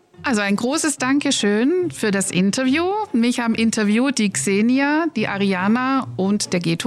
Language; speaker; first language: German; native; German